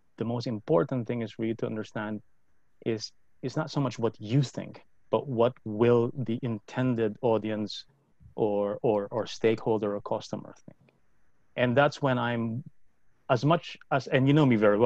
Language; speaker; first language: English; non-native, local second language; Filipino